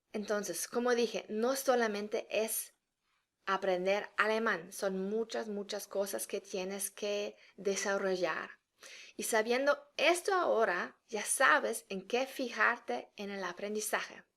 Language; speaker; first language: Spanish; non-native, fluent; German